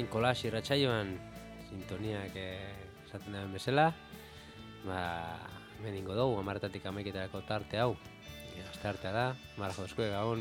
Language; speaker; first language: Basque; native; Basque